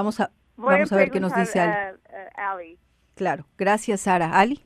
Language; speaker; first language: Spanish; native; Spanish